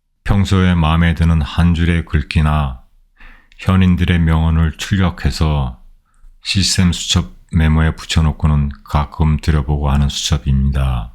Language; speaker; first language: Korean; native; Korean